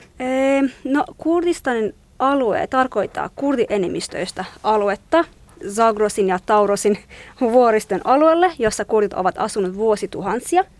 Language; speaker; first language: Finnish; non-native, fluent; Kurdish